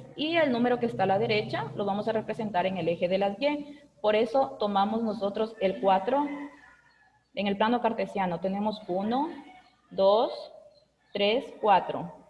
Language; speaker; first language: Spanish; native; Spanish